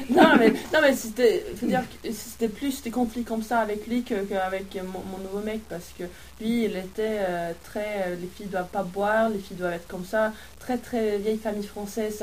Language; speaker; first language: French; non-native, fluent; Swedish